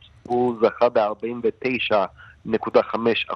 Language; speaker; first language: Hebrew; non-native, fluent; Turkish